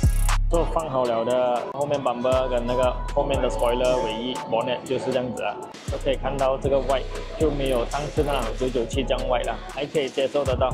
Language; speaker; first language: Chinese; native; Chinese